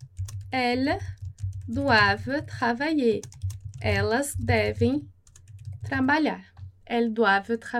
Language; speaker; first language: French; non-native, fluent; Portuguese